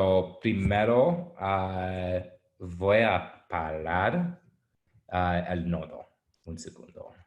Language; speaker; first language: Spanish; non-native, learner; English